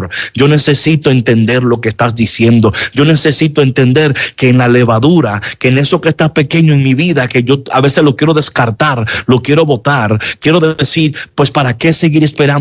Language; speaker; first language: Spanish; native; Spanish